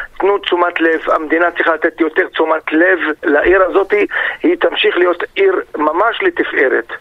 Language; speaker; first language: Hebrew; non-native, local second language; Arabic